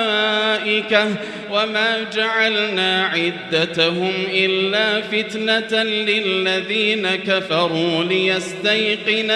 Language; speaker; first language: Arabic; native; Arabic